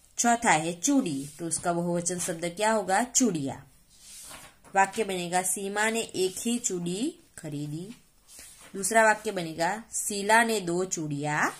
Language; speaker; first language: Hindi; non-native, local second language; Gujarati